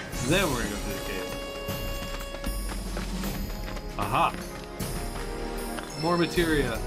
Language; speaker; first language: English; native; English